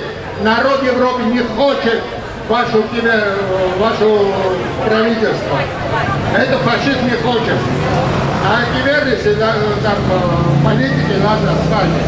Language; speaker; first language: Russian; non-native, local second language; Armenian